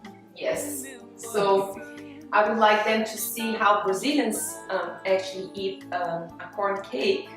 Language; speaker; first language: English; non-native, fluent; Portuguese